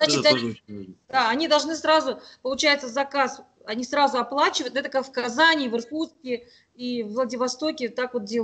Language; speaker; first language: Russian; native; Russian